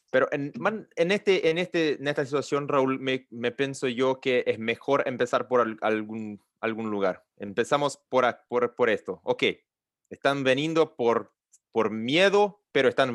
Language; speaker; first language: Spanish; non-native, learner; Portuguese